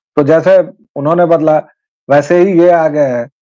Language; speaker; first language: Hindi; native; Hindi